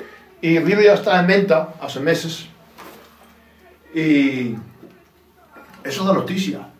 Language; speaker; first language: Spanish; non-native, fluent; English